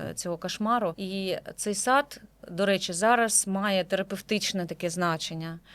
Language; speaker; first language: Ukrainian; native; Ukrainian